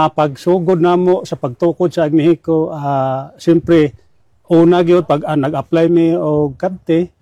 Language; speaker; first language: Cebuano; non-native, local second language; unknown